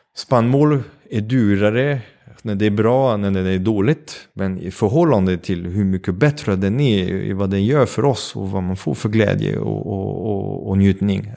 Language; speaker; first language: Swedish; non-native, fluent; French